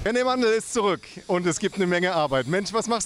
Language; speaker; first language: German; native; German